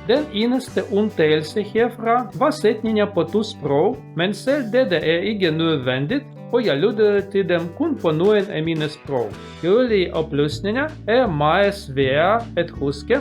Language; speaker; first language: Danish; non-native, learner; Russian